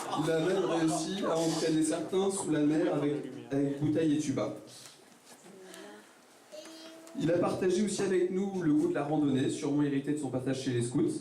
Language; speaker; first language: French; native; French